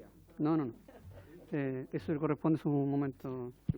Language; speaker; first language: Spanish; native; Spanish